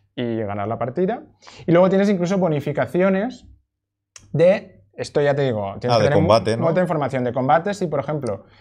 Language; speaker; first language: Spanish; native; Spanish